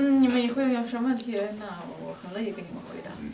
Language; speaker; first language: Chinese; non-native, fluent; Russian